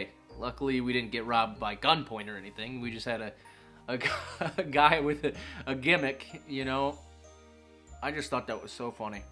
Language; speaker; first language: English; native; English